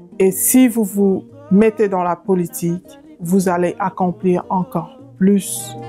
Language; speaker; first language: French; non-native, local second language; Lingala